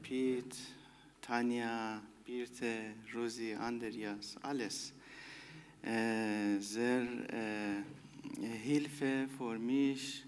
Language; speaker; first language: German; non-native, learner; Persian